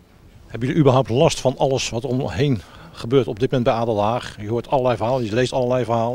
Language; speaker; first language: Dutch; native; Dutch